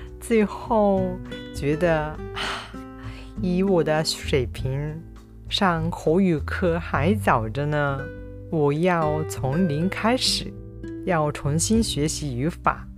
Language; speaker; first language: Chinese; non-native, fluent; Japanese